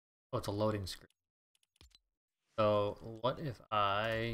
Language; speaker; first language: English; native; English